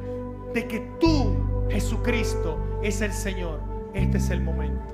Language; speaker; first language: Spanish; native; Spanish